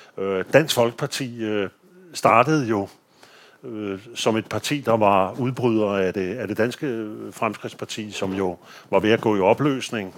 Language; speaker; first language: Danish; native; Danish